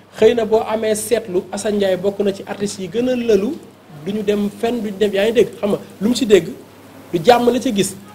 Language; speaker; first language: Wolof; non-native, local second language; Fula